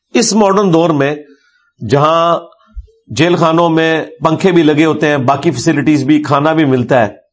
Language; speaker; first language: Urdu; non-native, local second language; Punjabi